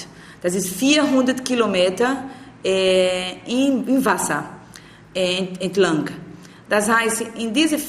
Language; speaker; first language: German; non-native, learner; Portuguese